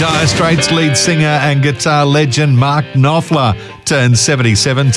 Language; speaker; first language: English; native; English